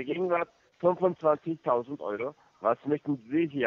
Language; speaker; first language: German; non-native, fluent; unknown